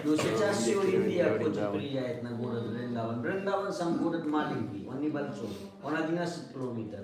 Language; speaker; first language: Russian; non-native, learner; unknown